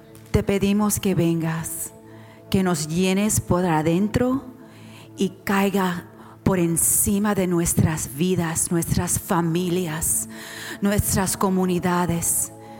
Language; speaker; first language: Spanish; native; Spanish